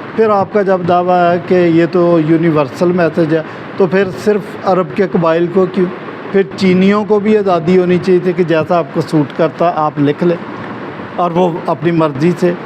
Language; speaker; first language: Urdu; non-native, local second language; Punjabi